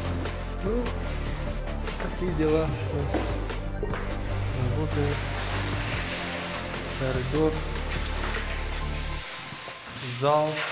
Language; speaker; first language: Russian; non-native, learner; Uzbek